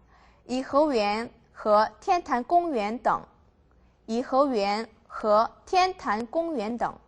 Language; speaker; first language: Chinese; non-native, fluent; Korean